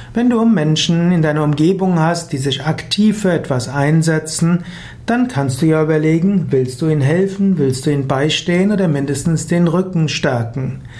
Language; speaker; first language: German; native; German